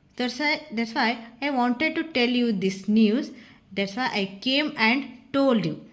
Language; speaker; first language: English; non-native, local second language; Kannada